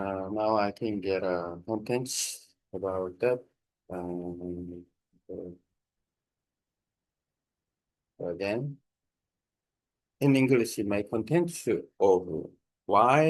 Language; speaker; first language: English; non-native, learner; Korean